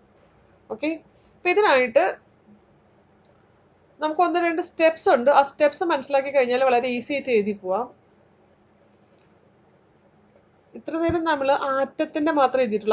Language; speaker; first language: Malayalam; native; Malayalam